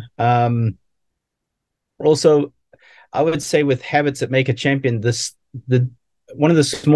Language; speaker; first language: English; native; English